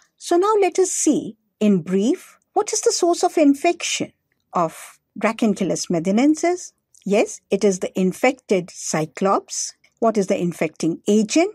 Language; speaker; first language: English; non-native, local second language; Hindi